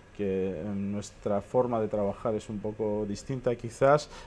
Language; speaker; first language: Spanish; non-native, fluent; Armenian